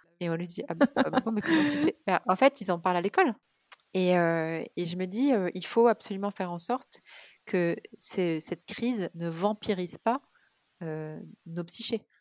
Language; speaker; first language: French; early bilingual, other home language; Arabic